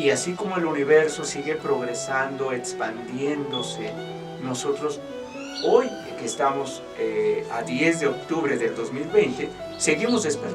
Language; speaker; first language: Spanish; native; Spanish